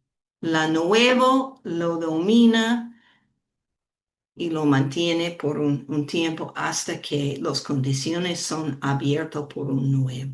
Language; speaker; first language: Spanish; non-native, fluent; English